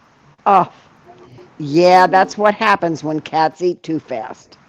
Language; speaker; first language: English; native; English